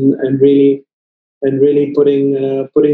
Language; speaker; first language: English; native; English